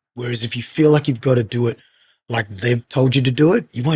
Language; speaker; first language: English; native; English